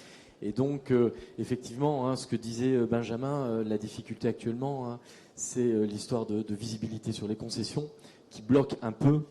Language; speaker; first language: French; native; French